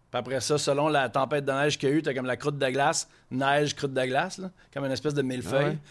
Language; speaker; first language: French; native; French